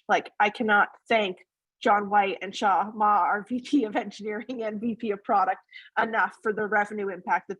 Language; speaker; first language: English; native; English